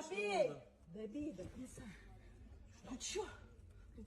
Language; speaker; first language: Russian; native; Russian